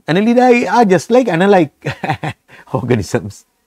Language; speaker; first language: English; non-native, local second language; Sinhala